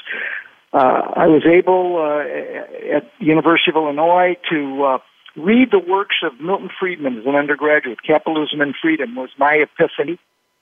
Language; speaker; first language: English; native; English